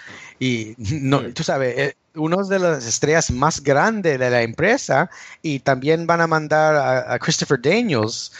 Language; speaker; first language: Spanish; early bilingual, heritage; English